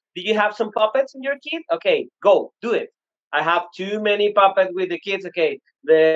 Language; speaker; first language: English; non-native, learner; Spanish